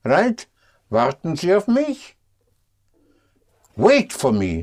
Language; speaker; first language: German; non-native, fluent; English